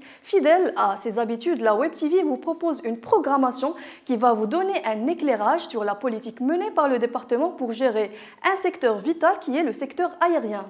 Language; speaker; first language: French; non-native, local second language; Arabic